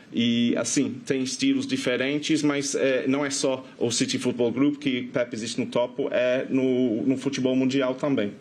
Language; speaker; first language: Portuguese; non-native, fluent; English